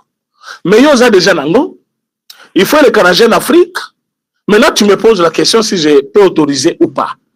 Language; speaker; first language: French; non-native, local second language; Lingala